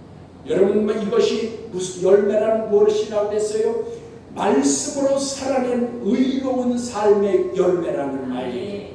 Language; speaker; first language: Korean; native; Korean